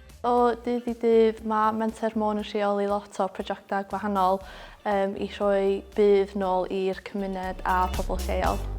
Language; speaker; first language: Welsh; non-native, local second language; English